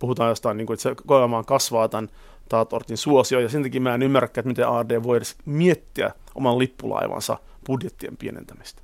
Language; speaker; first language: Finnish; native; Finnish